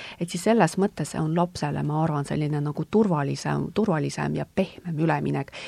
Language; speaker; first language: Estonian; non-native, local second language; Russian